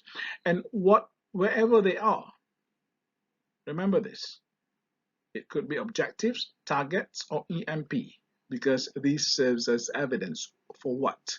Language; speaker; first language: English; non-native, local second language; Malay